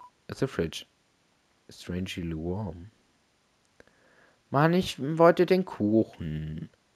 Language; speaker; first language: German; native; German